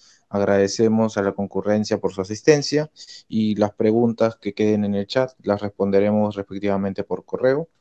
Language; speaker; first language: Spanish; native; Spanish